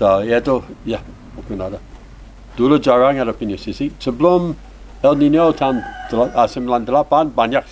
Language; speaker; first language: Indonesian; non-native, learner; English